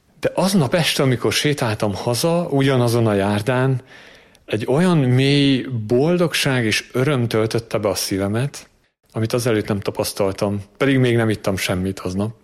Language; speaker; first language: Hungarian; native; Hungarian